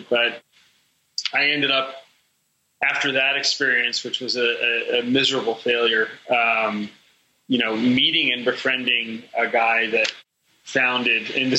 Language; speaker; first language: English; native; English